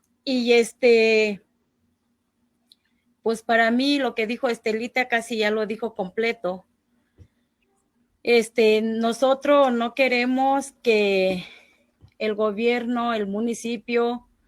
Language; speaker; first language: Spanish; non-native, local second language; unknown